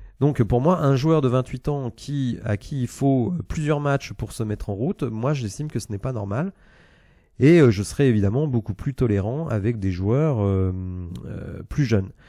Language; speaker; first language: French; native; French